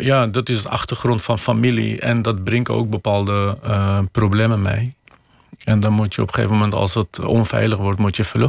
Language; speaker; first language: Dutch; non-native, fluent; Kurdish